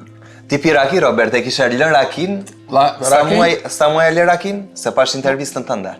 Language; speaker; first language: Albanian; native; Albanian